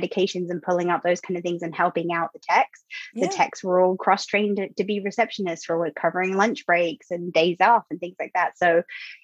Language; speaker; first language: English; native; English